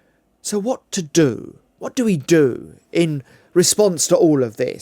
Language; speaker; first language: English; native; English